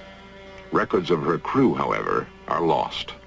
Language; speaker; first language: English; native; English